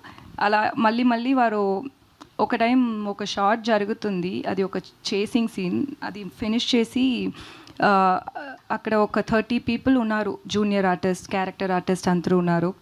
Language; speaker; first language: Telugu; non-native, learner; Tamil